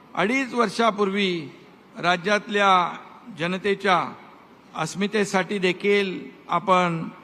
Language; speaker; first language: Marathi; native; Marathi